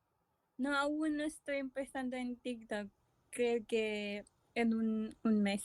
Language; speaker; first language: Spanish; non-native, learner; Filipino